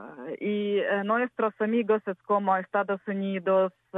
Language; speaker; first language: Spanish; non-native, learner; Ukrainian